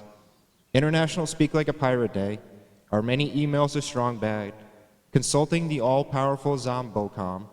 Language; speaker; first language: English; native; English